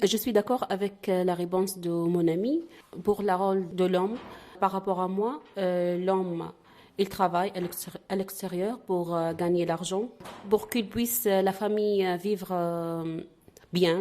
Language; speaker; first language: French; non-native, learner; Arabic